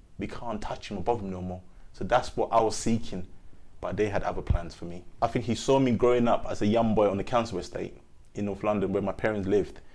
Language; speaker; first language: English; early bilingual, other home language; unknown